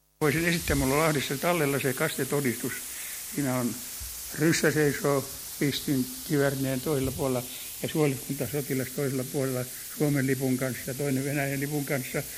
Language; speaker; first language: Finnish; native; Finnish